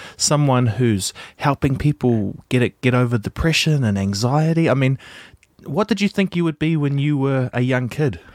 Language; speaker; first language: English; native; English